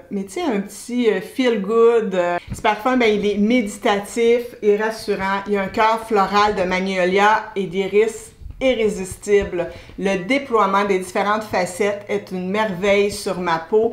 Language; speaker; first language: French; native; French